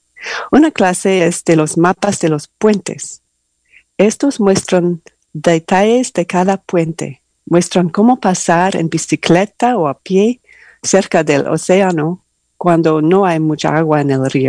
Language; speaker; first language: Spanish; non-native, learner; English